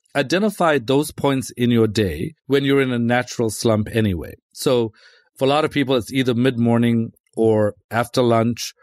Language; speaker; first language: English; native; English